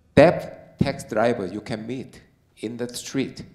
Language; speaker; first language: English; non-native, learner; Korean